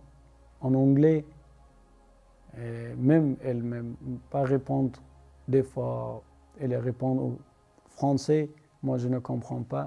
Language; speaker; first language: French; non-native, learner; Persian